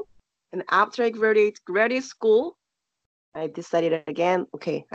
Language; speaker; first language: English; non-native, learner; Korean